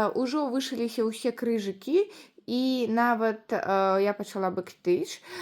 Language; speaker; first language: Belarusian; non-native, local second language; Russian